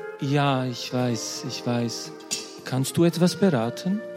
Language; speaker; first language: German; non-native, learner; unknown